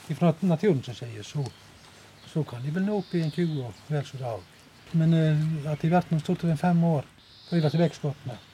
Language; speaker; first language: Norwegian; native; Norwegian